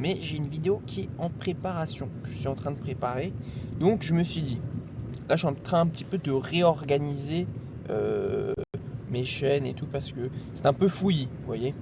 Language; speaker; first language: French; native; French